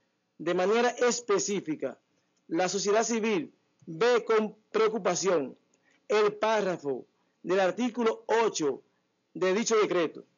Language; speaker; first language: Spanish; native; Spanish